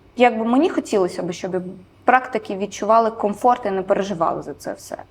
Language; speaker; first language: Ukrainian; non-native, local second language; Romanian